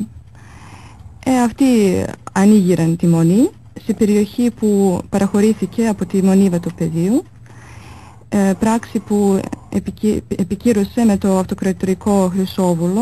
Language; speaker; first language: Greek; non-native, fluent; Serbian